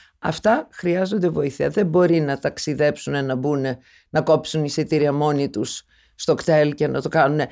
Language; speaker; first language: Greek; early bilingual, other home language; Turkish